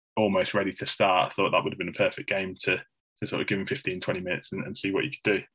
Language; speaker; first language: English; native; English